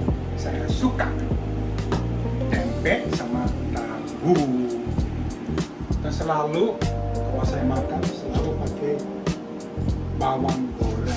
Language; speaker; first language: Indonesian; early bilingual, heritage; Dutch